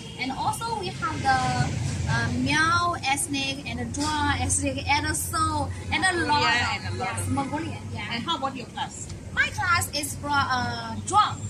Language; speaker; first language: English; non-native, learner; Chinese